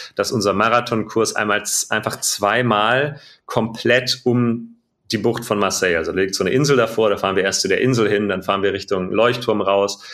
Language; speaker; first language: German; native; German